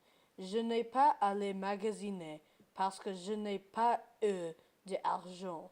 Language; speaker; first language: French; non-native, learner; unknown